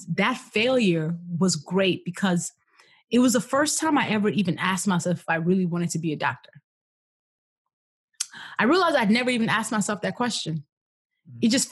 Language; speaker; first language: English; non-native, local second language; Yoruba